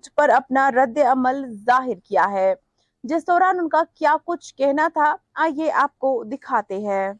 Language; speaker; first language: Urdu; non-native, local second language; Kashmiri